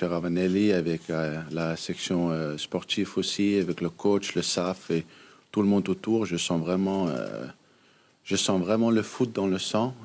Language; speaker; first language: French; non-native, fluent; Danish